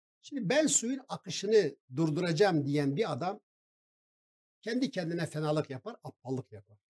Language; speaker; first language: Turkish; non-native, local second language; Kurdish